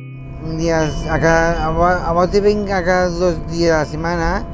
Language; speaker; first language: Catalan; non-native, local second language; Spanish